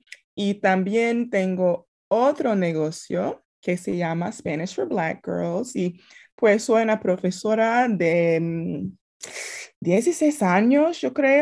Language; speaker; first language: Spanish; non-native, fluent; English